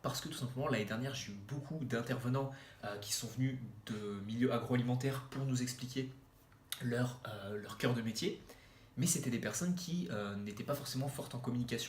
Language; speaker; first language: French; native; French